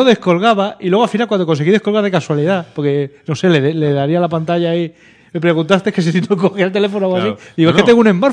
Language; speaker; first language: Spanish; native; Spanish